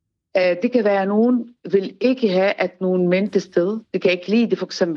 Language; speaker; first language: Danish; non-native, learner; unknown